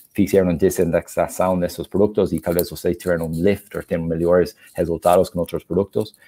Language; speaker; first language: Portuguese; non-native, learner; English